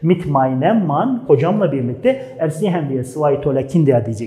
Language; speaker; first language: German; non-native, fluent; Turkish